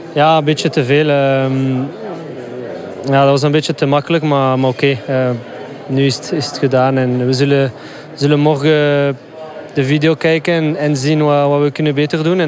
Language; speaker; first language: Dutch; non-native, local second language; French